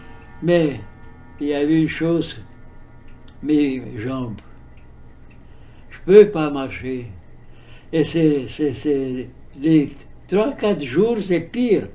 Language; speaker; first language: French; early bilingual, heritage; French